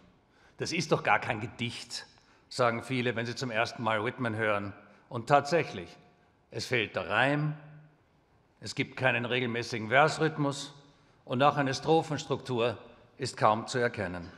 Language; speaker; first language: German; native; German